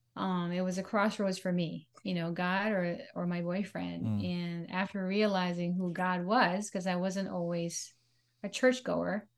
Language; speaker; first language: English; non-native, local second language; Pampanga